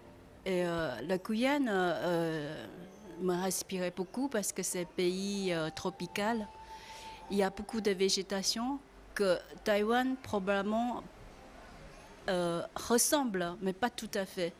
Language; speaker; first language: French; non-native, learner; Chinese